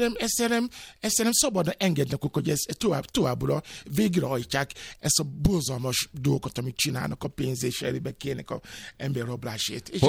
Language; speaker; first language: Hungarian; non-native, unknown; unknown